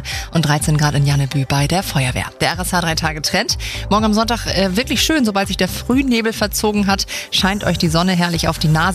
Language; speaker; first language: German; native; German